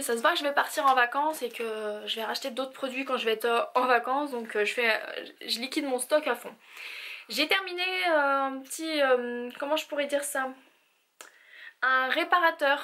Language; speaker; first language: French; native; French